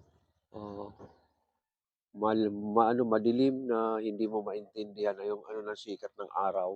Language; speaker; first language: Filipino; native; Filipino